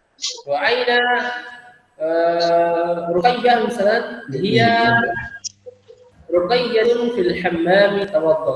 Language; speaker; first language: Arabic; non-native, fluent; Indonesian